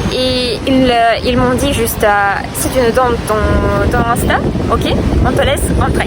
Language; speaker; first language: French; non-native, fluent; Russian